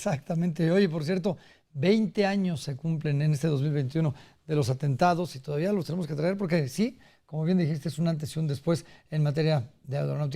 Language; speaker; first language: Spanish; native; Spanish